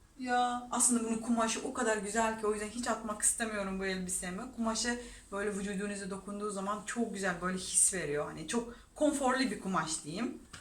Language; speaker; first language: Turkish; non-native, fluent; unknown